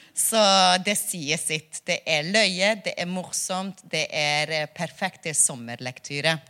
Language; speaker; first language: Norwegian; non-native, fluent; Hungarian